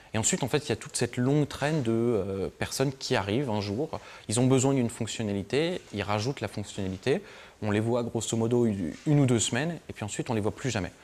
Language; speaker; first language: French; native; French